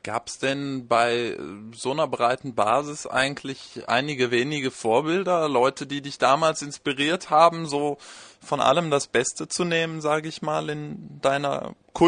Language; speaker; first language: German; native; German